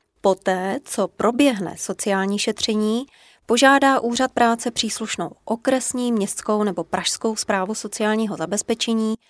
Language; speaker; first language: Czech; native; Czech